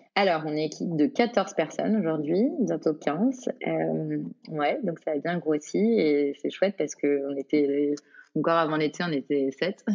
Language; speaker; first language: French; native; French